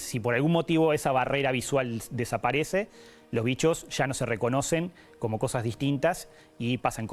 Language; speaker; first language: Spanish; native; Spanish